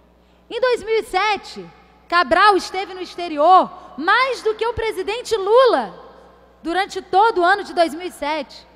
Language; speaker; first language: Portuguese; native; Portuguese